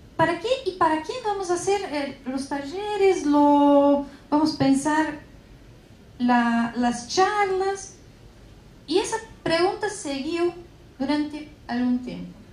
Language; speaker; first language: Spanish; non-native, fluent; Portuguese